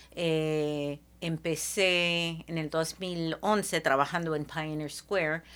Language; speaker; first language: Spanish; early bilingual, heritage; Spanish